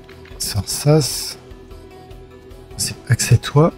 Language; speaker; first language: French; native; French